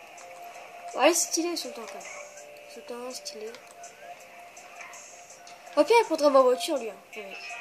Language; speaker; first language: French; native; French